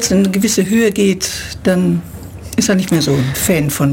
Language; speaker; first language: German; native; German